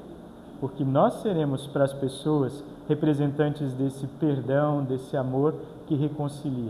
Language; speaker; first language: Portuguese; native; Portuguese